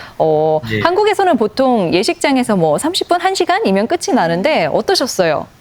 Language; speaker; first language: Korean; native; Korean